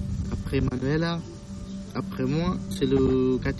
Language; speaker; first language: French; early bilingual, other home language; Romany